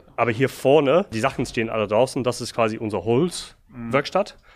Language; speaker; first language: German; non-native, fluent; English